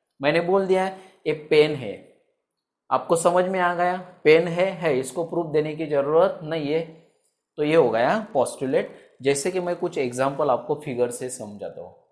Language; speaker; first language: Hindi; non-native, local second language; Marathi